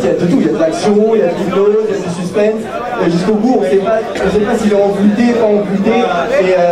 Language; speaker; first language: French; native; French